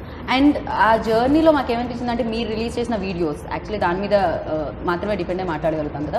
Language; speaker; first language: Telugu; native; Telugu